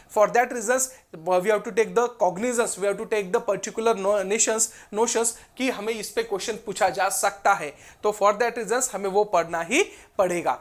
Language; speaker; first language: Hindi; non-native, local second language; Marathi